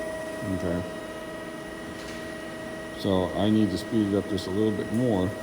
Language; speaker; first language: English; native; English